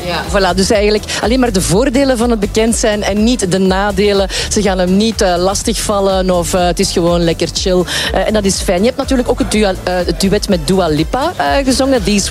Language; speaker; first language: Dutch; native; Dutch